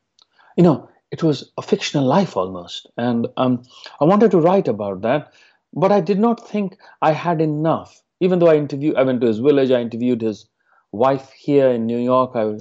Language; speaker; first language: English; non-native, local second language; Hindi